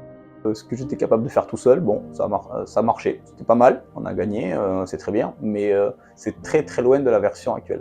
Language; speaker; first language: French; native; French